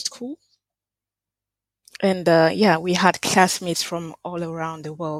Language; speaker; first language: English; non-native, fluent; French